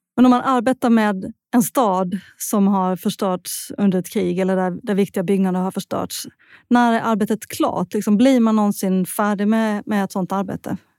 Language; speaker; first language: Swedish; native; Swedish